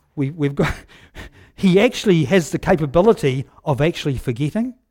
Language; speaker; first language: English; native; English